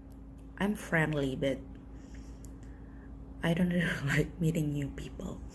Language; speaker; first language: English; non-native, learner; Indonesian